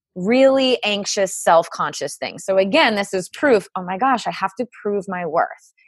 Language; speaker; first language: English; native; English